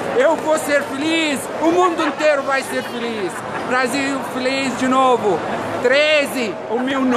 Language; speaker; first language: Portuguese; non-native, learner; Arabic